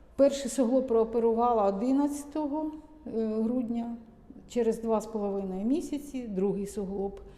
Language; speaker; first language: Ukrainian; native; Ukrainian